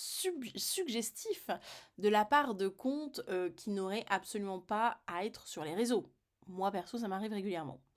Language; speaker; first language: French; native; French